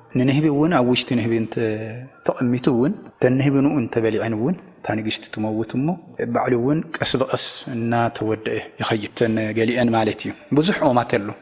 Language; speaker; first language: Tigrinya; non-native, local second language; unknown